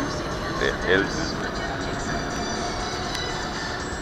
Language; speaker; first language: Danish; non-native, learner; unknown